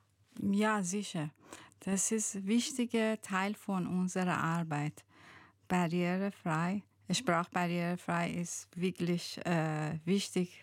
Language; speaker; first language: German; non-native, learner; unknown